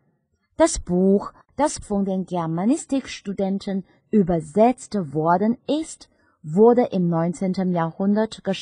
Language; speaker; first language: German; non-native, fluent; Chinese